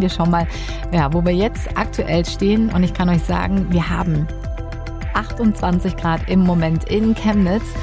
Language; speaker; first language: German; native; German